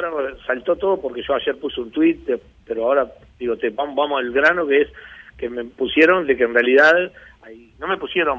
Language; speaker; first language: Spanish; native; Spanish